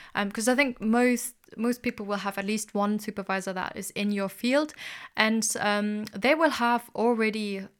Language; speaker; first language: English; non-native, fluent; German